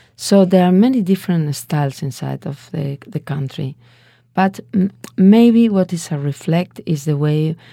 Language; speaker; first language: English; non-native, fluent; Spanish